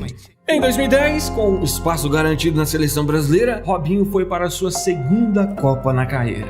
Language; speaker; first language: Portuguese; native; Portuguese